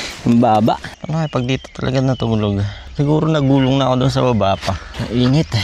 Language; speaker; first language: Filipino; native; Filipino